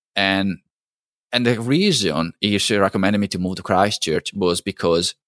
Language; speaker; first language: English; non-native, fluent; Italian